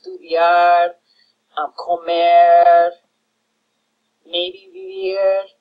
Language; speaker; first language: Spanish; non-native, fluent; English